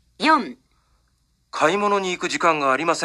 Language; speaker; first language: Japanese; non-native, learner; Indonesian